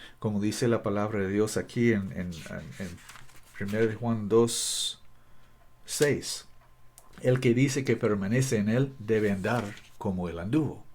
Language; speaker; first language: Spanish; non-native, fluent; English